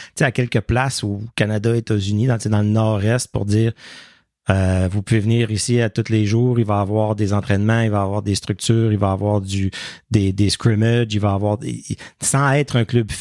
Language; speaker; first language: French; native; French